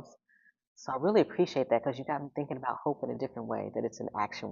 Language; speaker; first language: English; native; English